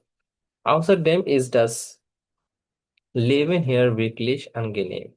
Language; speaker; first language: German; non-native, fluent; Bangla